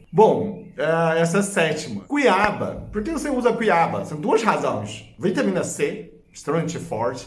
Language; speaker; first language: Portuguese; non-native, fluent; Chinese